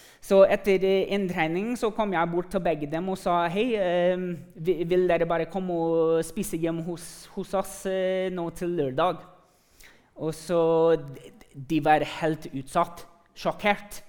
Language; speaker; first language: Norwegian; early bilingual, other home language; English